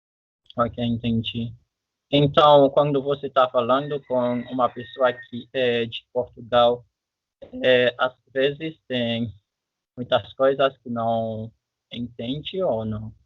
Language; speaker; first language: Portuguese; non-native, fluent; French